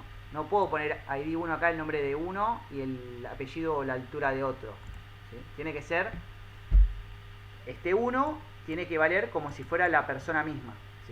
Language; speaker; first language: Spanish; native; Spanish